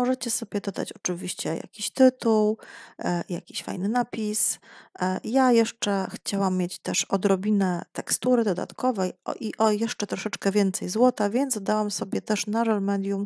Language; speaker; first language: Polish; native; Polish